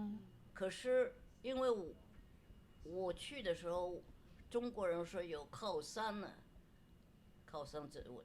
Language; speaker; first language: Chinese; non-native, local second language; Wu Chinese